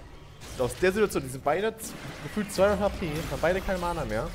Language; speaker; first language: German; native; German